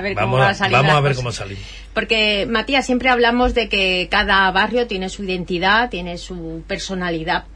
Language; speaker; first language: Spanish; native; Spanish